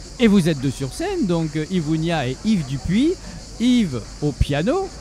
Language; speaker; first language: French; native; French